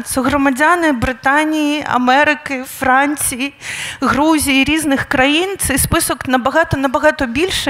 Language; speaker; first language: Ukrainian; native; Ukrainian